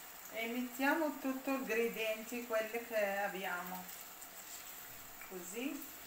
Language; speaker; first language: Italian; non-native, learner; Arabic